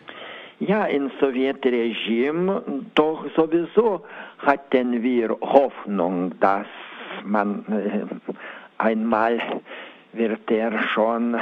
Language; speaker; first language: German; non-native, learner; Lithuanian